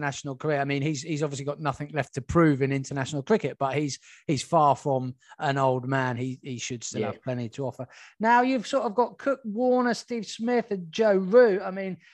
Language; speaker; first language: English; native; English